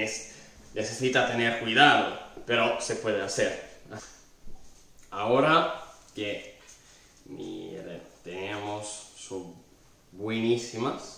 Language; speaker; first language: Spanish; non-native, fluent; Italian